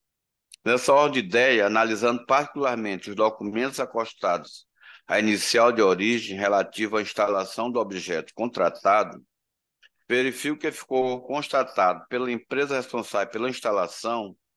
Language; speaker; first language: Portuguese; native; Portuguese